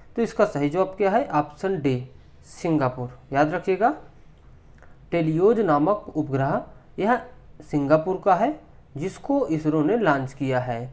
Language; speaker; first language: Hindi; native; Hindi